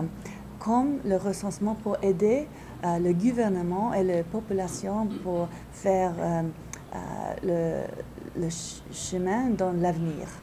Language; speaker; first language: French; non-native, fluent; English